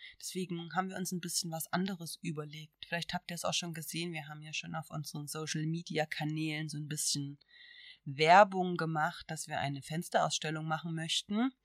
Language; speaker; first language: German; native; German